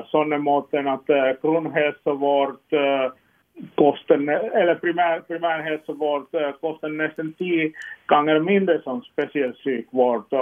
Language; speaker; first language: Swedish; non-native, local second language; Finnish